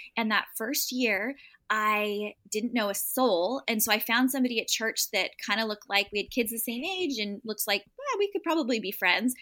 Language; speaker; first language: English; native; English